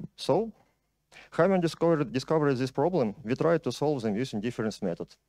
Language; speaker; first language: English; non-native, fluent; Ukrainian